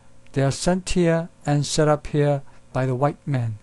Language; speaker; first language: English; non-native, fluent; Korean